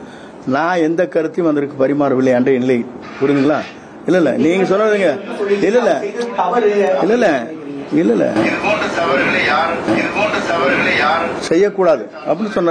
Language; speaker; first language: Tamil; native; Tamil